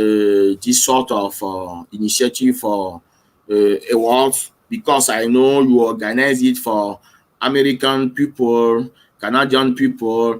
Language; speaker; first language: English; non-native, local second language; French